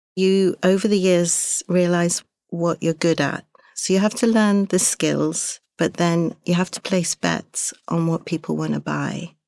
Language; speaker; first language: English; early bilingual, other home language; Hindi